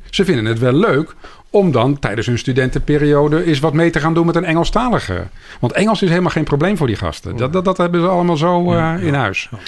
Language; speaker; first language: Dutch; native; Dutch